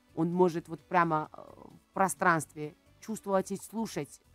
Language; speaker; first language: Russian; non-native, fluent; Georgian